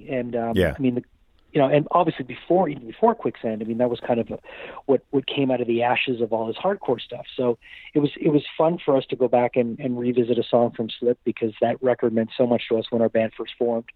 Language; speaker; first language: English; native; English